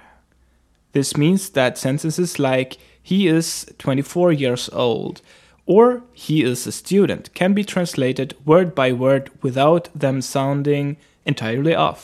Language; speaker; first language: English; non-native, fluent; Swedish